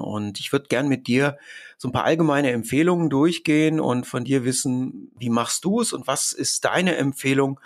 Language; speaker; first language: German; native; German